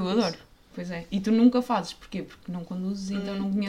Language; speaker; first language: Portuguese; native; Portuguese